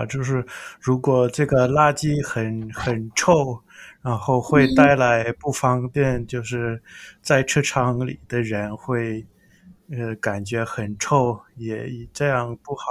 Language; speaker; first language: Chinese; non-native, learner; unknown